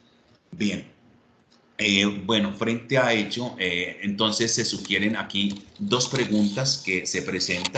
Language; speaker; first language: Spanish; native; Spanish